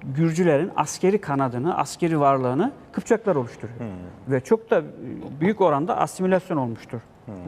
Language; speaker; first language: Turkish; native; Turkish